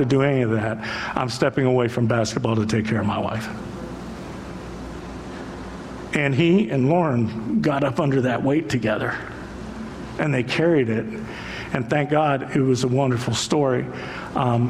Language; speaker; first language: English; native; English